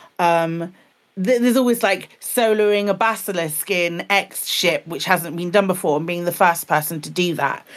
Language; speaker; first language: English; native; English